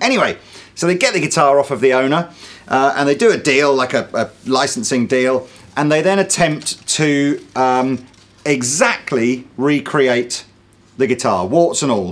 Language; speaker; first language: English; native; English